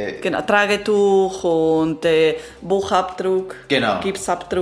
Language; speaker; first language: German; non-native, learner; Italian